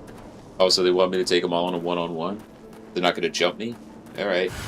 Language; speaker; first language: English; native; English